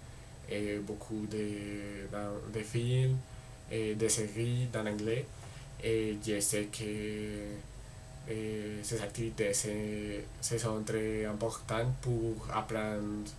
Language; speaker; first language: French; non-native, learner; Spanish